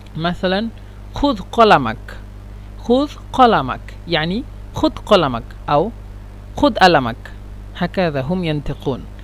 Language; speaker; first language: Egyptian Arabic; non-native, learner; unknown